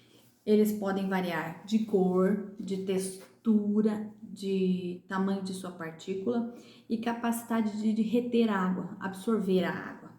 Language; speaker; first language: Portuguese; native; Portuguese